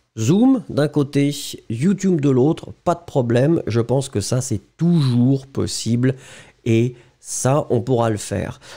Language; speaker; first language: French; native; French